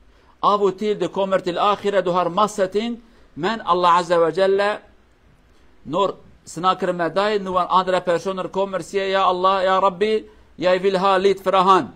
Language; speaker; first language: Norwegian; non-native, learner; Kurdish